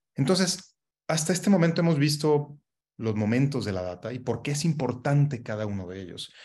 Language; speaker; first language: Spanish; native; Spanish